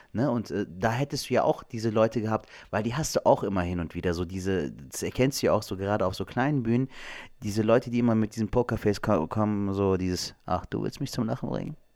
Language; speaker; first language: German; early bilingual, other home language; Turkish